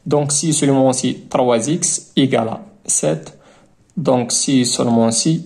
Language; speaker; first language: French; non-native, local second language; Arabic